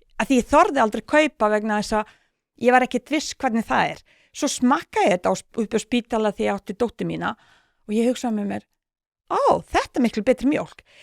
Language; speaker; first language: Icelandic; non-native, fluent; Bosnian